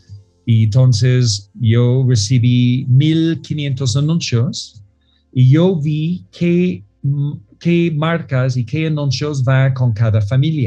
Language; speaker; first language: Spanish; non-native, fluent; English